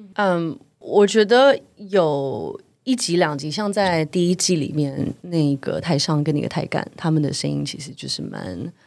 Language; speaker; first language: Chinese; native; Chinese